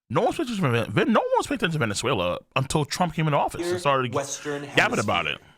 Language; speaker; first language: English; native; English